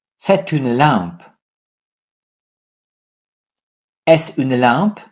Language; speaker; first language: French; non-native, fluent; English